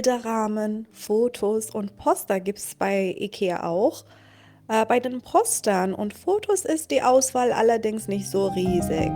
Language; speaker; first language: German; non-native, fluent; Persian